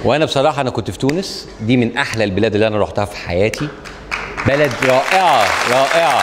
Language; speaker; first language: Egyptian Arabic; native; Egyptian Arabic